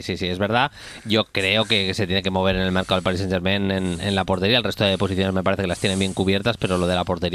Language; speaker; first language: Spanish; native; Spanish